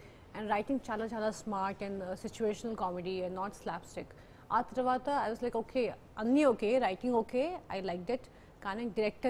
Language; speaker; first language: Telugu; non-native, local second language; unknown